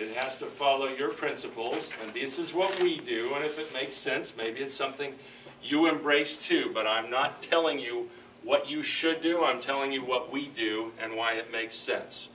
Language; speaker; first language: English; native; English